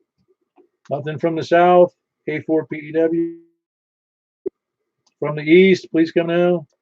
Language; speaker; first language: English; native; English